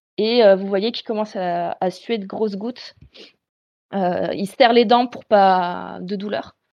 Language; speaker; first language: French; native; French